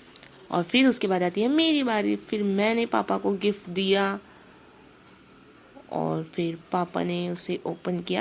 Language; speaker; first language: Hindi; native; Hindi